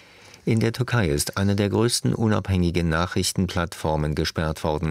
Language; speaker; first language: German; native; German